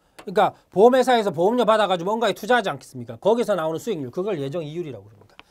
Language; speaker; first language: Korean; native; Korean